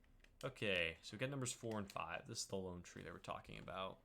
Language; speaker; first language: English; native; English